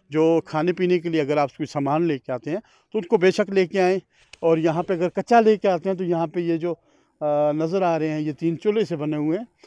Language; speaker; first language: Urdu; non-native, local second language; Northern Hindko